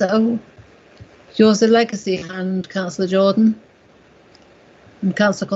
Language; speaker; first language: English; native; English